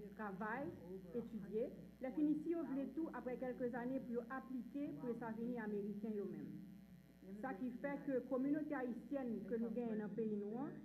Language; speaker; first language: Haitian Creole; non-native, learner; English